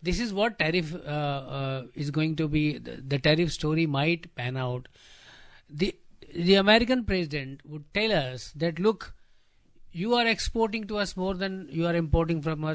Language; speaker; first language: English; non-native, local second language; Hindi